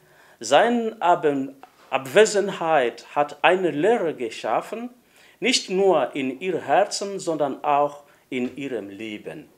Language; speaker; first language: German; non-native, fluent; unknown